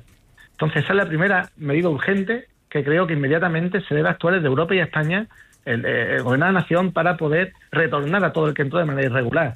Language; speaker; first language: Spanish; native; Spanish